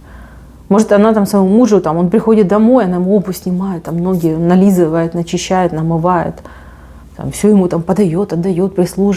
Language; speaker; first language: Russian; native; Russian